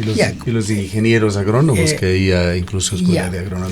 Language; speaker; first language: Spanish; native; Spanish